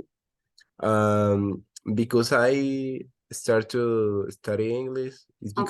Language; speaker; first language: English; non-native, learner; Spanish